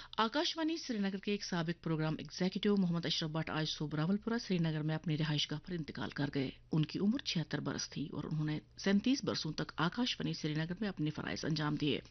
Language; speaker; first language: Urdu; non-native, local second language; Kashmiri